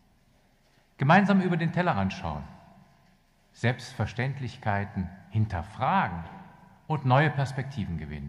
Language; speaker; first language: German; native; German